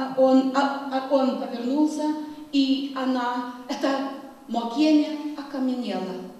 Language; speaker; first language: Russian; non-native, fluent; Lithuanian